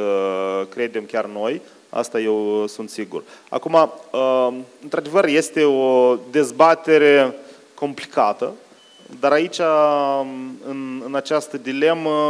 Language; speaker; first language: Romanian; native; Romanian